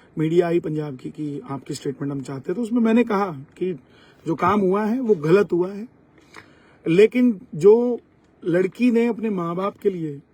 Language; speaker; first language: Hindi; native; Hindi